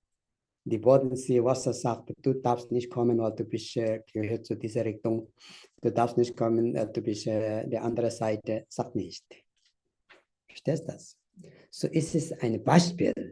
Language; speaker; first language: German; non-native, fluent; Tibetan